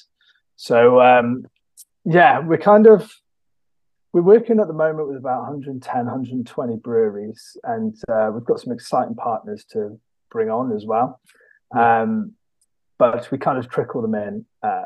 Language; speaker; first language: English; native; English